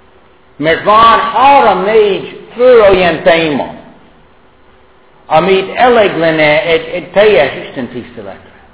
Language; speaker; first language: Hungarian; non-native, fluent; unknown